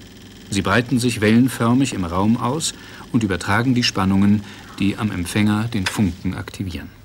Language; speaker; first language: German; native; German